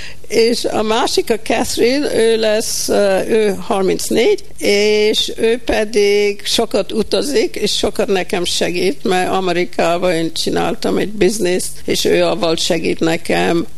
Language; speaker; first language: Hungarian; early bilingual, heritage; Hungarian